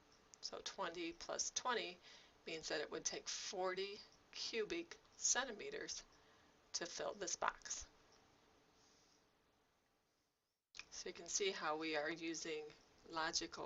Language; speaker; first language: English; native; English